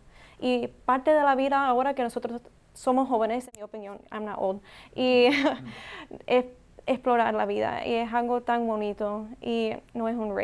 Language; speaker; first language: Spanish; non-native, learner; English